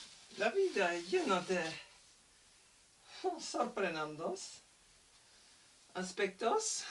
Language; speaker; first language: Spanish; non-native, learner; French